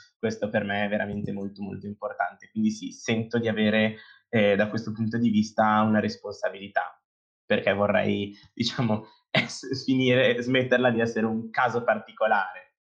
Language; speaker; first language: Italian; native; Italian